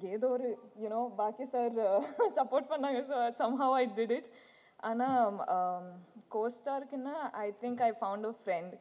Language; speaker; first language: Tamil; non-native, learner; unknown